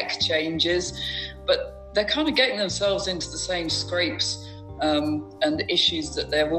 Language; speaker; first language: English; native; English